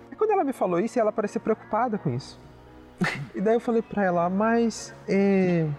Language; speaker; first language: Portuguese; native; Portuguese